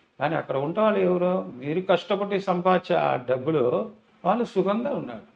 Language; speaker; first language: Telugu; non-native, learner; Tamil